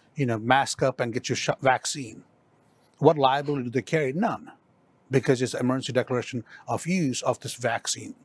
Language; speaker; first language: English; non-native, local second language; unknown